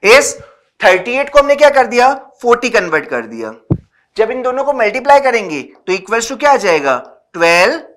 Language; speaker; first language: Hindi; native; Hindi